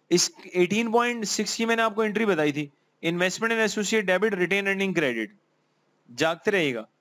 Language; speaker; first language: Urdu; native; Urdu